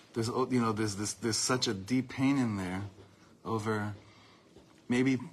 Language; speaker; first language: English; native; English